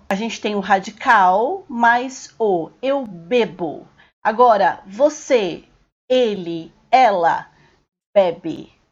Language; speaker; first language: Portuguese; native; Portuguese